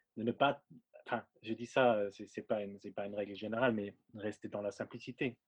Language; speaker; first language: French; non-native, fluent; German